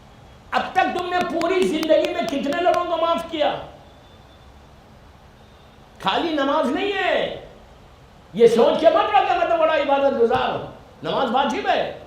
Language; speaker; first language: Urdu; native; Urdu